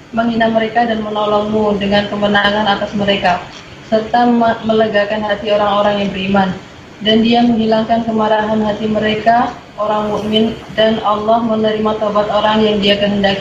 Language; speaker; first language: Indonesian; native; Indonesian